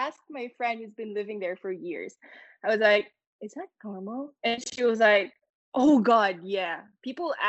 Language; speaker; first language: English; non-native, local second language; Filipino